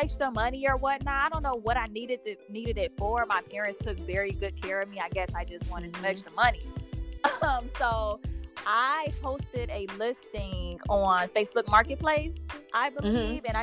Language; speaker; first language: English; native; English